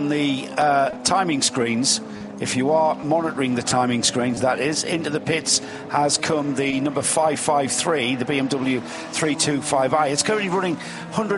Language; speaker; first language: English; native; English